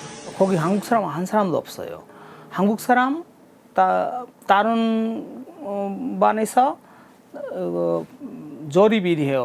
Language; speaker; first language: Korean; non-native, learner; Bangla